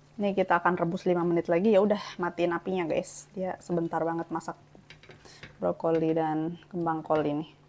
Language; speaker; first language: Indonesian; native; Indonesian